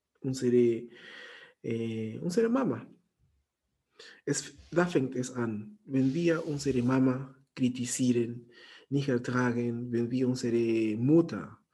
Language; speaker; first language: German; non-native, fluent; Spanish